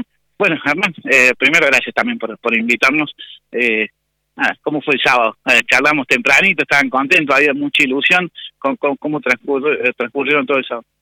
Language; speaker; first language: Spanish; native; Spanish